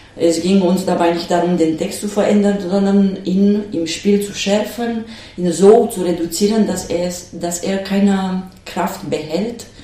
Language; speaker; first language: German; non-native, fluent; Romanian